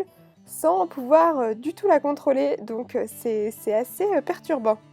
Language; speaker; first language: French; native; French